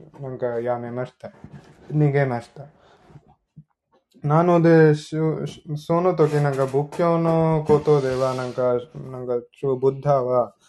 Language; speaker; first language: Japanese; non-native, learner; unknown